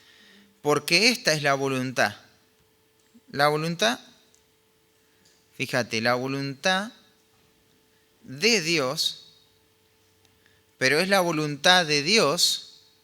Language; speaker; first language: Spanish; native; Spanish